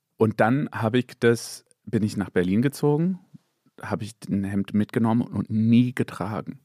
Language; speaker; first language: German; non-native, fluent; English